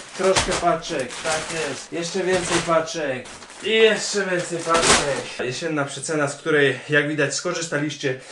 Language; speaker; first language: Polish; early bilingual, heritage; Polish